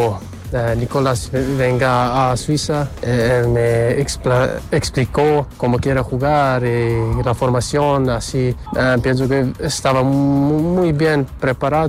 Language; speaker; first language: Spanish; early bilingual, heritage; Spanish